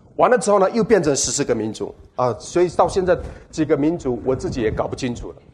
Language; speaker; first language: Chinese; non-native, local second language; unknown